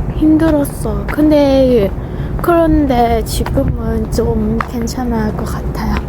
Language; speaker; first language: Korean; non-native, learner; Hmong